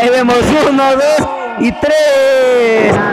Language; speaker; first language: Spanish; native; Spanish